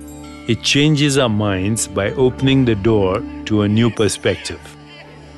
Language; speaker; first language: English; non-native, local second language; Hindi